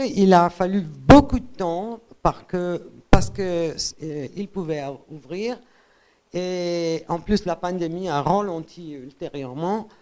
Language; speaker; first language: French; non-native, fluent; Italian